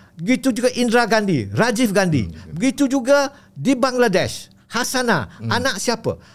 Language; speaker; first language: Malay; native; Malay